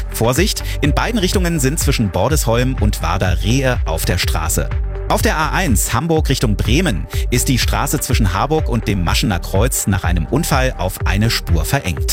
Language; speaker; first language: German; native; German